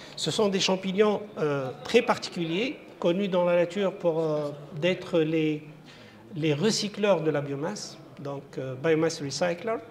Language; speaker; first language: French; non-native, local second language; Arabic